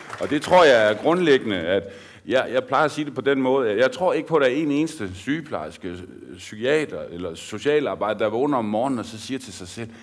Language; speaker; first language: Danish; native; Danish